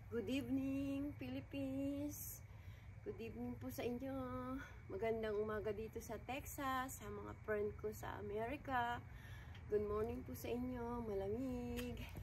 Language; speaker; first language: Filipino; native; Filipino